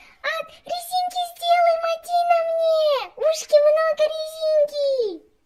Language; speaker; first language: Russian; non-native, local second language; Kazakh